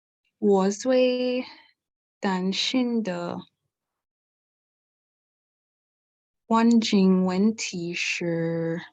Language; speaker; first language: Chinese; non-native, learner; English